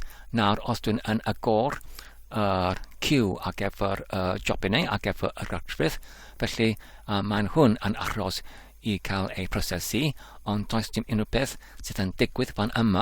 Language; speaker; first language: Welsh; non-native, learner; English